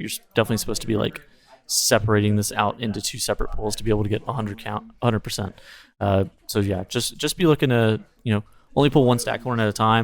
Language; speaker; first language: English; native; English